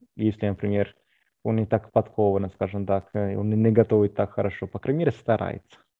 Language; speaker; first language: Russian; non-native, fluent; Italian